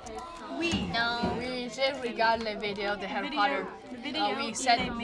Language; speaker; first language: French; non-native, learner; English